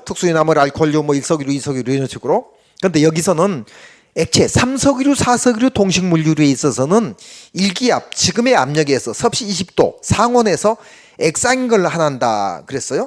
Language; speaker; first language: Korean; native; Korean